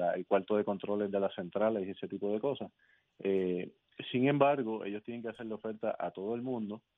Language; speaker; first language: Spanish; native; Spanish